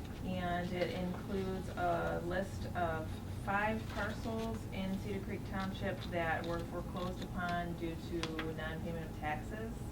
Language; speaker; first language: English; native; English